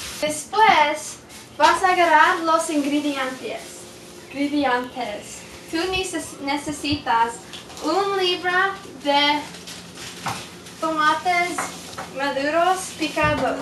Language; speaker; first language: Spanish; non-native, learner; English